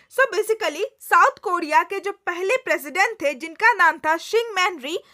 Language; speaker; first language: Hindi; native; Hindi